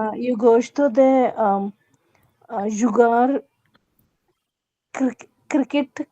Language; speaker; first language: Portuguese; non-native, learner; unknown